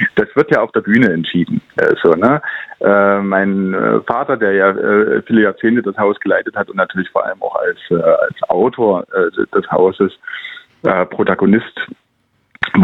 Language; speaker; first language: German; native; German